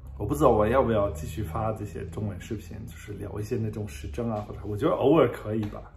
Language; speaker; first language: Chinese; non-native, fluent; German